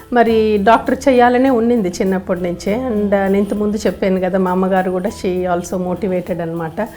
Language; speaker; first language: Telugu; native; Telugu